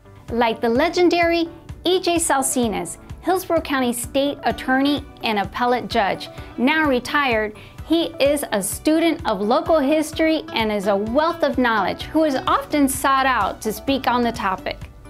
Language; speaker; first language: English; early bilingual, other home language; Spanish